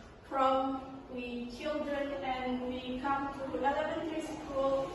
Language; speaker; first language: English; non-native, learner; Indonesian